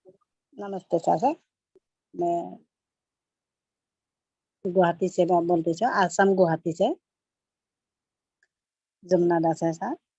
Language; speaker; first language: Hindi; non-native, local second language; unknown